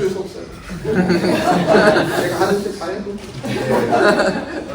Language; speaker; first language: Korean; non-native, fluent; English